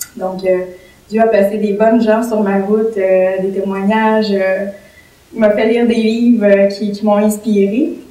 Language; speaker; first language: French; native; French